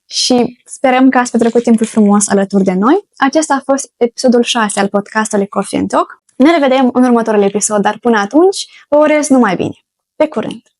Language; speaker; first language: Romanian; native; Romanian